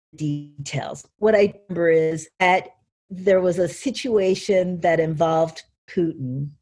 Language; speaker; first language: English; native; English